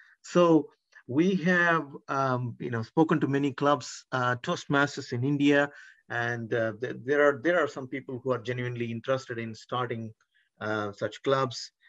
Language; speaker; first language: English; non-native, local second language; Kannada